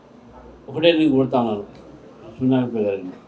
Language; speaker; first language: Telugu; native; Telugu